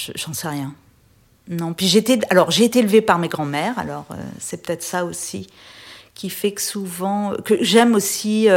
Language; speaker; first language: French; native; French